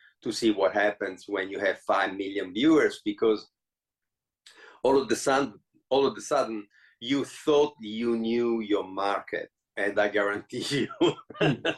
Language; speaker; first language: English; non-native, fluent; Italian